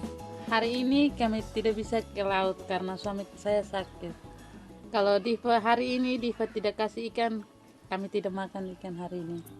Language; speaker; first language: Indonesian; non-native, local second language; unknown